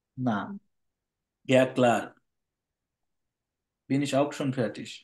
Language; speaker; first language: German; non-native, fluent; Bangla